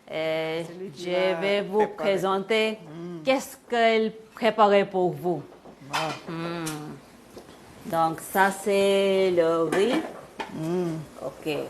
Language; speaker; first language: French; non-native, learner; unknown